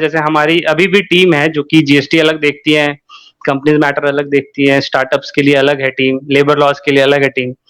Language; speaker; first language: Hindi; native; Hindi